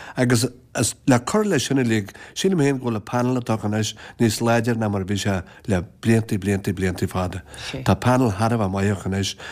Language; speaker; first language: Irish; native; Irish